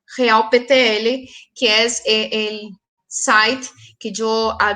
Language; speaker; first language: Spanish; non-native, fluent; Portuguese